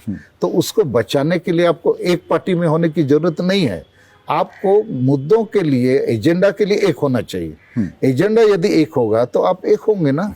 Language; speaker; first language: Hindi; non-native, local second language; Santali